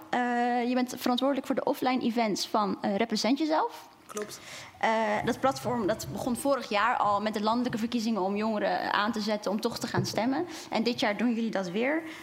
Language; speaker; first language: Dutch; native; Dutch